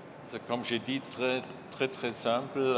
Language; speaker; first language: French; non-native, learner; German